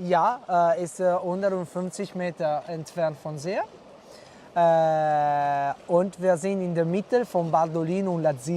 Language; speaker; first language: German; non-native, fluent; Italian